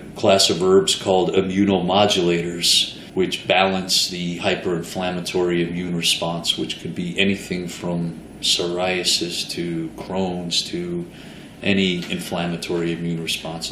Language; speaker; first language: English; native; English